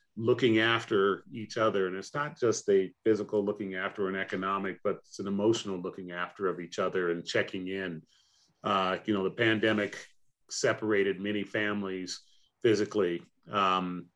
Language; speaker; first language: English; native; English